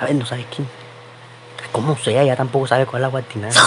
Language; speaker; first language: Spanish; native; Spanish